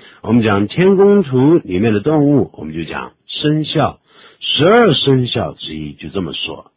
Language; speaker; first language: Chinese; native; Chinese